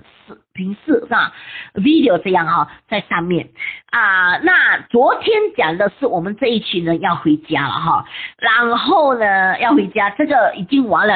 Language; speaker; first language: Chinese; native; Chinese